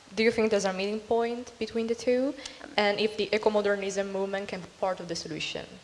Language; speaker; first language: English; non-native, fluent; Italian